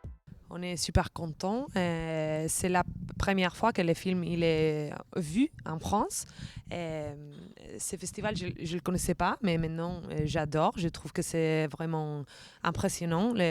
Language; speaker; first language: French; non-native, fluent; Spanish